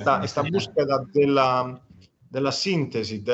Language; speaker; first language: Spanish; non-native, fluent; Italian